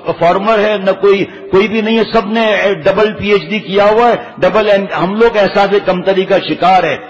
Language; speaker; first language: Urdu; native; Urdu